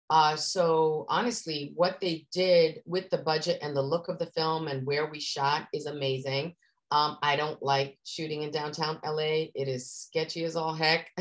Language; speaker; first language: English; native; English